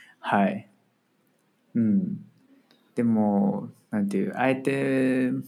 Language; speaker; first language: Japanese; non-native, fluent; Chinese